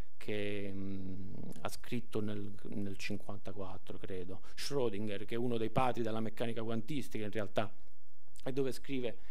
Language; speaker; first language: Italian; native; Italian